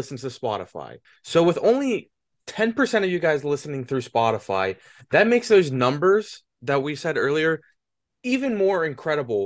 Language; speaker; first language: English; native; English